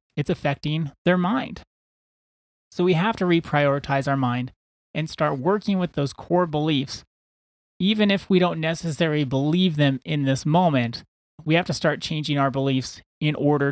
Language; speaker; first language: English; native; English